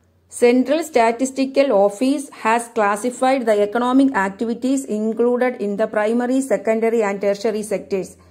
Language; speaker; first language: English; non-native, local second language; Malayalam